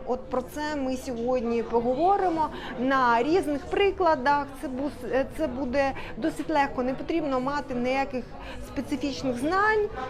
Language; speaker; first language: Ukrainian; native; Ukrainian